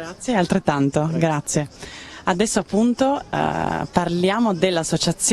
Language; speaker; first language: Italian; native; Italian